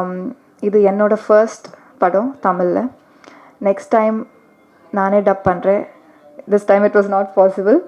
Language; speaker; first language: Tamil; non-native, learner; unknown